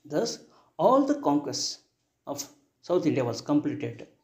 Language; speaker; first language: English; non-native, local second language; Kannada